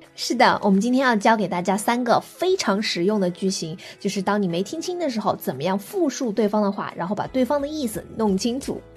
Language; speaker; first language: Chinese; native; Chinese